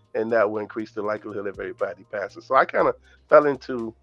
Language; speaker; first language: English; native; English